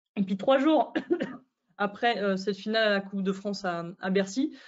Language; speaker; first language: French; native; French